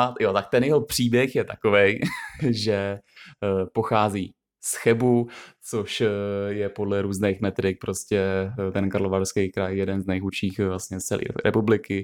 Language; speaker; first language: Czech; native; Czech